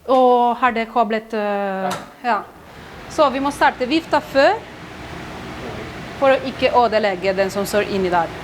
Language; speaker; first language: Norwegian; non-native, fluent; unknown